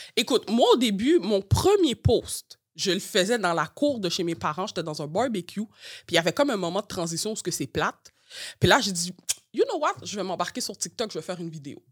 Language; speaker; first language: French; early bilingual, other home language; Haitian Creole